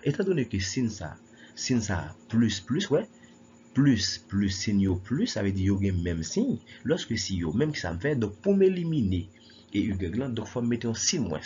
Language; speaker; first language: French; non-native, local second language; Haitian Creole